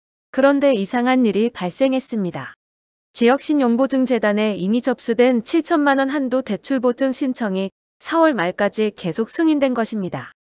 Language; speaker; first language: Korean; native; Korean